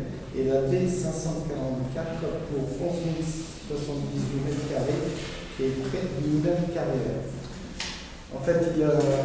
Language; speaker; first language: French; native; French